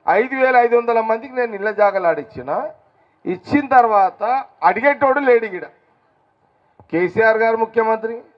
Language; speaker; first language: Telugu; native; Telugu